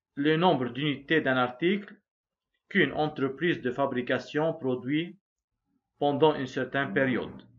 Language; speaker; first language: French; non-native, local second language; Arabic